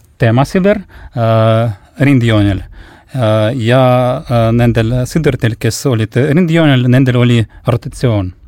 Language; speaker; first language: Estonian; non-native, local second language; Russian